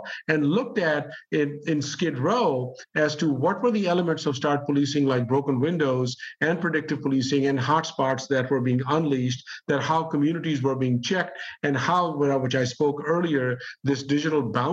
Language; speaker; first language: English; non-native, local second language; Urdu